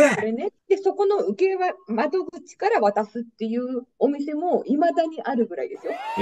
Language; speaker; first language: Japanese; native; Japanese